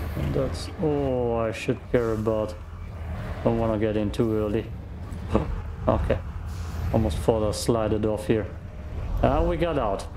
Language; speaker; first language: English; non-native, fluent; German